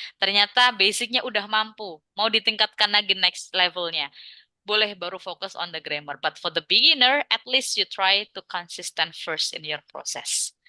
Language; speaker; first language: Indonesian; non-native, local second language; Javanese